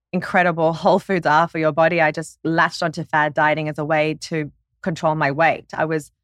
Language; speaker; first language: English; native; English